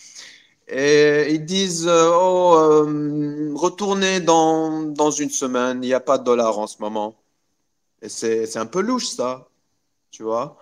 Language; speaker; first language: French; non-native, local second language; Arabic